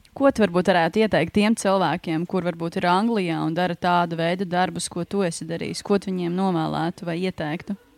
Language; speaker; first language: Latvian; native; Latvian